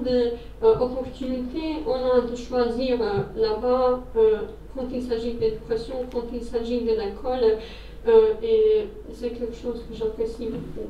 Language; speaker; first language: French; non-native, fluent; Serbian